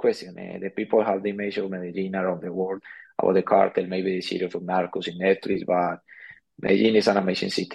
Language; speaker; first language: English; non-native, learner; Spanish